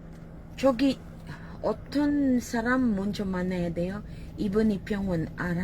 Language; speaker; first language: Korean; non-native, learner; Filipino